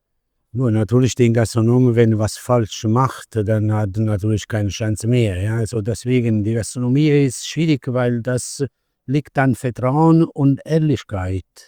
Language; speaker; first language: German; non-native, fluent; Italian